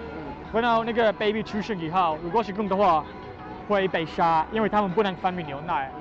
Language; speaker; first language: Chinese; non-native, learner; English